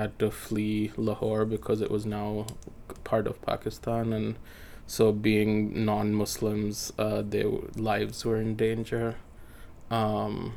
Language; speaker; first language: English; native; English